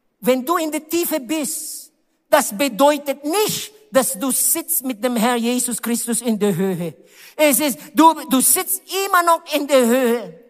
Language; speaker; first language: German; non-native, learner; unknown